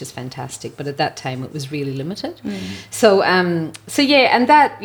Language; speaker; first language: English; native; English